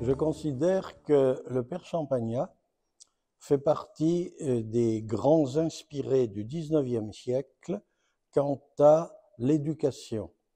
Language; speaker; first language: French; native; French